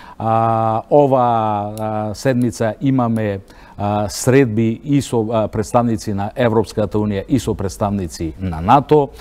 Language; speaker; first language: Macedonian; native; Macedonian